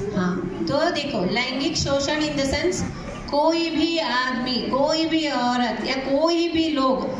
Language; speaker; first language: Hindi; non-native, local second language; Marathi